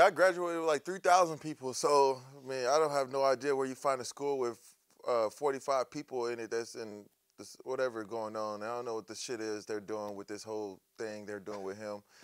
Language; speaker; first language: English; native; English